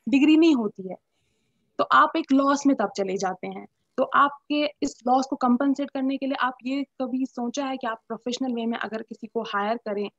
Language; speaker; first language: Hindi; native; Hindi